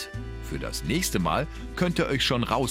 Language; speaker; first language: German; native; German